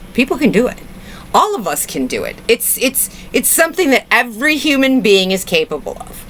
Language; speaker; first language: English; native; English